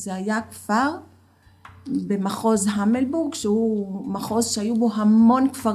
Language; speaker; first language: Hebrew; early bilingual, other home language; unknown